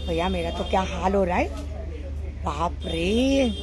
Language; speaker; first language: Hindi; non-native, local second language; Marathi